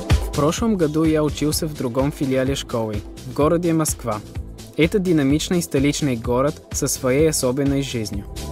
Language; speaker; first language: Russian; non-native, fluent; German